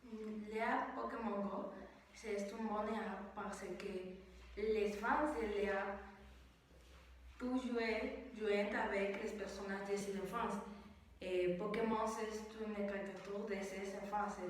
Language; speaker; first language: French; non-native, learner; Spanish